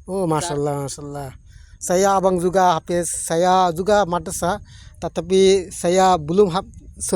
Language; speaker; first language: Indonesian; non-native, learner; Bangla